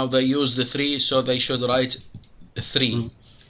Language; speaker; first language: English; non-native, fluent; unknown